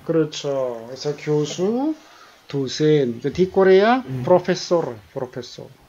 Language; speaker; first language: Indonesian; non-native, fluent; Korean